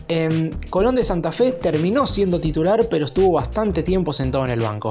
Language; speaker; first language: Spanish; native; Spanish